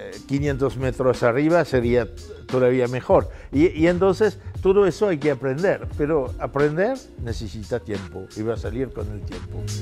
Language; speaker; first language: Spanish; non-native, fluent; French